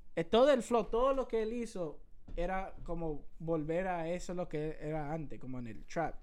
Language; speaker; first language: Spanish; early bilingual, heritage; Spanish